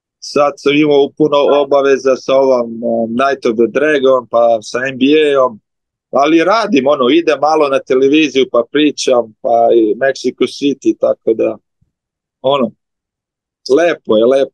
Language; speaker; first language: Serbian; early bilingual, heritage; Slovenian